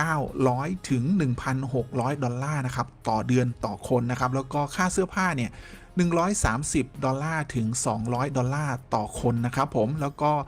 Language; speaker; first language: Thai; native; Thai